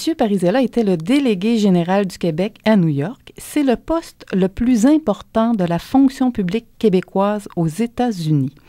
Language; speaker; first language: French; native; French